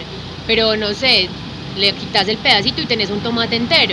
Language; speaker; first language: Spanish; native; Spanish